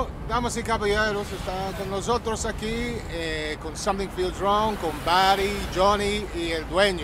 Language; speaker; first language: Spanish; non-native, learner; English